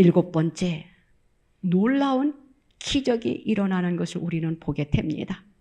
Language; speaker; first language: Korean; native; Korean